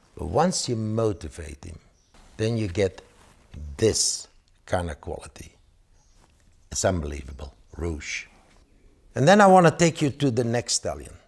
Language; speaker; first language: English; non-native, fluent; Dutch